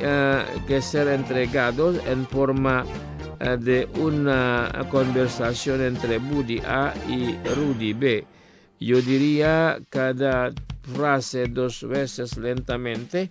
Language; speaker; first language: Spanish; non-native, fluent; Indonesian